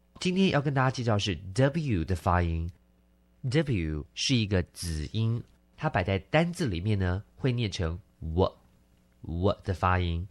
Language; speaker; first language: Chinese; native; Chinese